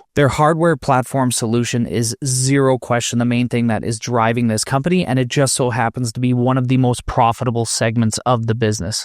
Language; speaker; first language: English; native; English